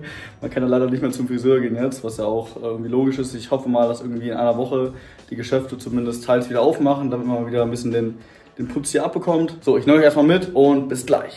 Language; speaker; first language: German; native; German